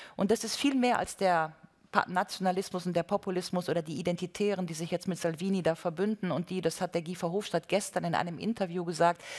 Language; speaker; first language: German; native; German